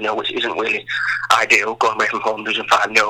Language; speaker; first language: English; native; English